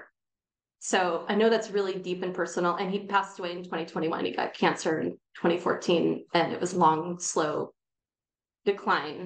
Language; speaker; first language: English; native; English